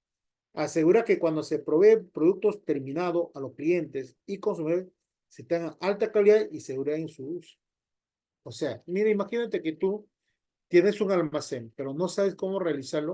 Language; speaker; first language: Spanish; native; Spanish